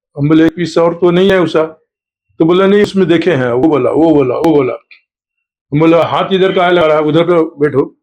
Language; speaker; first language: Hindi; native; Hindi